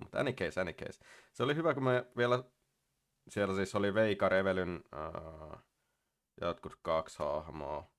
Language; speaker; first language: Finnish; native; Finnish